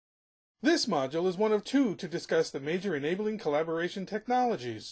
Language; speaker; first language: English; native; English